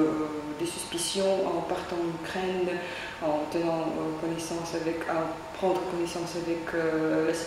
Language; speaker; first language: French; non-native, fluent; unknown